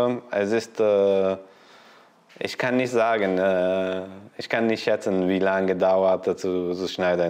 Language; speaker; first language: German; non-native, learner; Italian